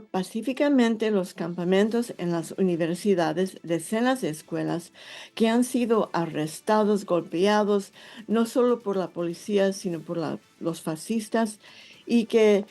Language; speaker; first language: Spanish; non-native, fluent; English